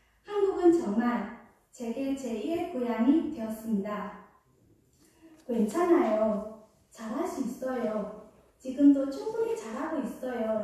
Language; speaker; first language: Korean; non-native, fluent; Khmer